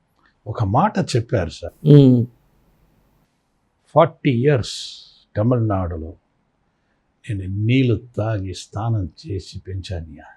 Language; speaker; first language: Telugu; non-native, local second language; Tamil